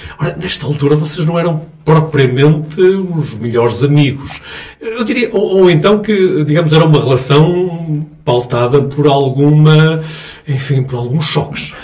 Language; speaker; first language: Portuguese; native; Portuguese